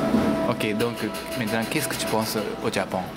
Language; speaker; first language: French; non-native, learner; Japanese